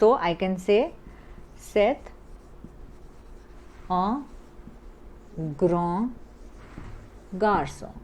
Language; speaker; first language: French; non-native, fluent; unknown